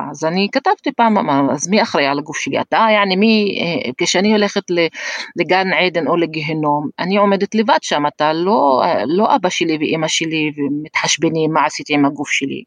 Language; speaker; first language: Hebrew; non-native, local second language; Arabic